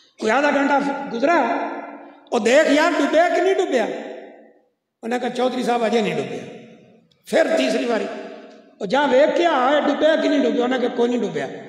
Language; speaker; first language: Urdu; non-native, local second language; Punjabi